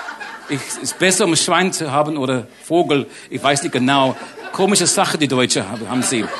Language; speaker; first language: German; non-native, learner; English